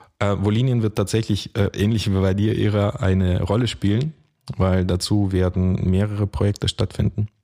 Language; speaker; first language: German; early bilingual, other home language; Russian